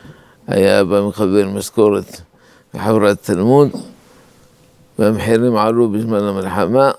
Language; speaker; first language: Hebrew; non-native, fluent; Arabic